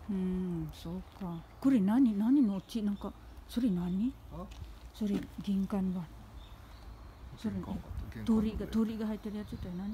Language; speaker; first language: Japanese; non-native, learner; Filipino